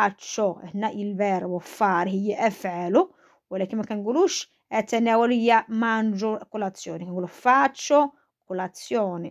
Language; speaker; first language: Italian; non-native, fluent; Arabic